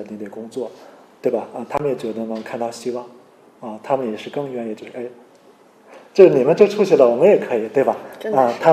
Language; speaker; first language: Chinese; native; Chinese